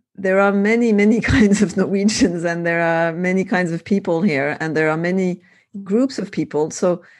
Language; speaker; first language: English; non-native, fluent; French